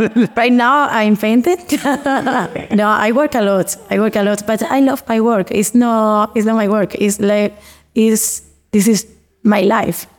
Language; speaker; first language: English; non-native, learner; Spanish